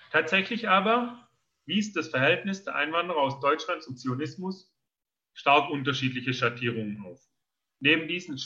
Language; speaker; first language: German; native; German